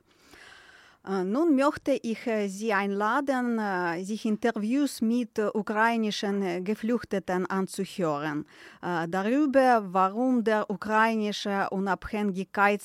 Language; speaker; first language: German; non-native, fluent; Ukrainian